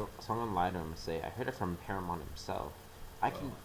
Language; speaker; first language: English; native; English